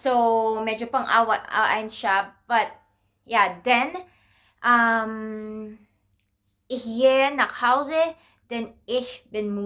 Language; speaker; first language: German; non-native, learner; Filipino